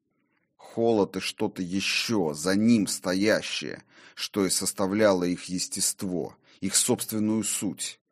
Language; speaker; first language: Russian; native; Russian